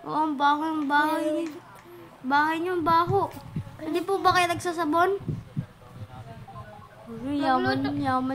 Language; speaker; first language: Filipino; native; Filipino